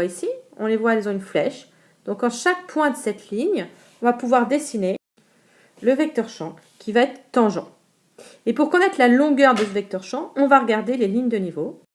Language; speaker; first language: French; native; French